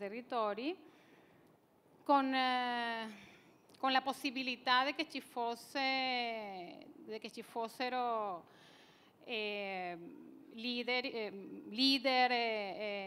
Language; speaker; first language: Italian; non-native, fluent; Spanish